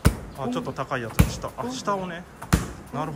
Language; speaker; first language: Japanese; native; Japanese